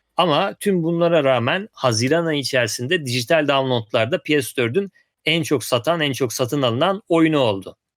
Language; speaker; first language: Turkish; native; Turkish